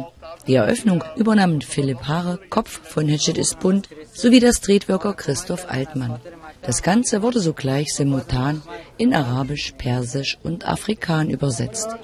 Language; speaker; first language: German; native; German